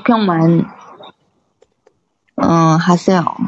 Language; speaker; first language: Korean; non-native, learner; Chinese